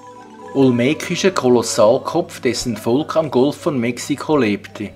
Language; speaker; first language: German; native; German